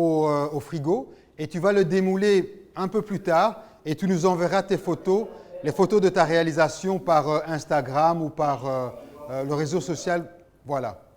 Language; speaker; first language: French; native; French